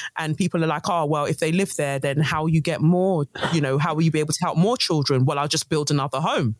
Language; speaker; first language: English; native; English